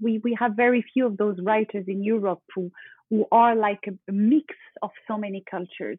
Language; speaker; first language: English; non-native, fluent; French